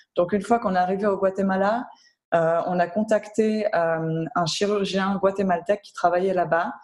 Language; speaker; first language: French; native; French